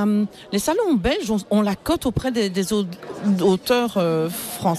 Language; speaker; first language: French; native; French